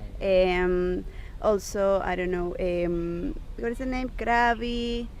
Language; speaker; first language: English; non-native, fluent; Spanish